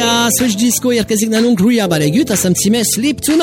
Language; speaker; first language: Hungarian; native; Hungarian